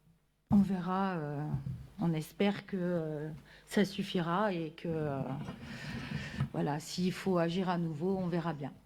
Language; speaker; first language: French; native; French